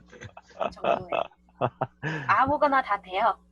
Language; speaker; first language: Korean; non-native, learner; Khmer